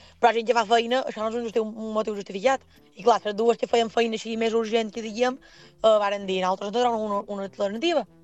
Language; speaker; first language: Catalan; native; Catalan